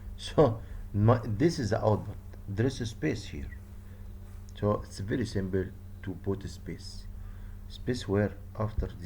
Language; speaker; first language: English; non-native, fluent; Arabic